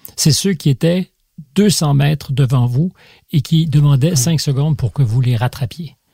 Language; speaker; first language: French; native; French